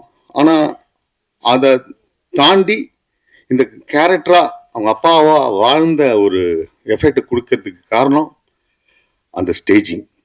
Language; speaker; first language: Tamil; native; Tamil